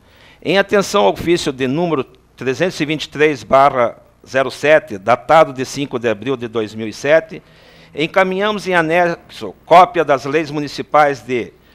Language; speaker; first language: Portuguese; native; Portuguese